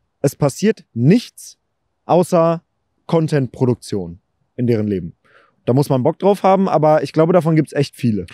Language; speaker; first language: German; native; German